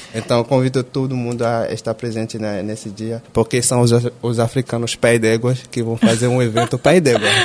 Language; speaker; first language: Portuguese; non-native, fluent; Fon